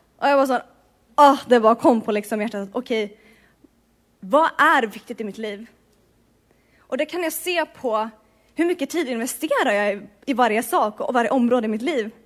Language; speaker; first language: Swedish; native; Swedish